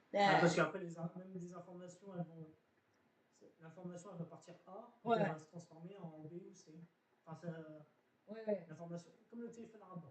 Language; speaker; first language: French; native; French